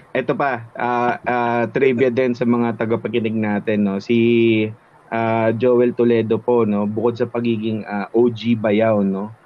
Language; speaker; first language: Filipino; native; Filipino